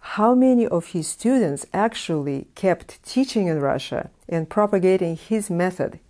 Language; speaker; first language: English; non-native, fluent; Russian